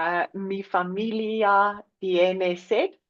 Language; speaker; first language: Spanish; non-native, learner; English